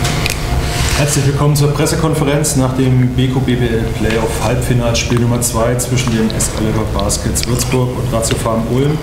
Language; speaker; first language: German; native; German